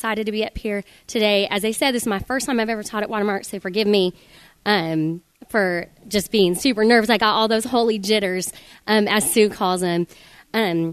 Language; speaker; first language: English; native; English